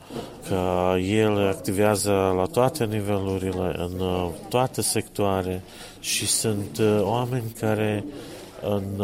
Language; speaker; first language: Romanian; non-native, fluent; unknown